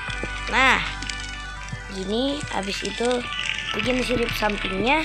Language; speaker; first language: Indonesian; native; Indonesian